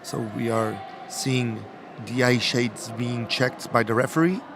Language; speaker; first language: English; non-native, fluent; Portuguese